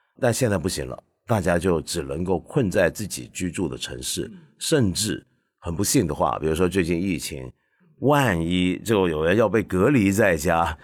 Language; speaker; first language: Chinese; non-native, local second language; Cantonese